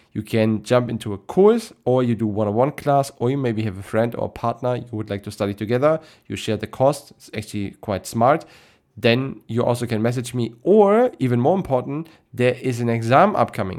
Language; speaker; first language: English; non-native, fluent; German